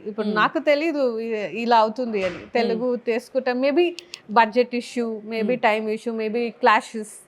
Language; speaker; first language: Telugu; native; Telugu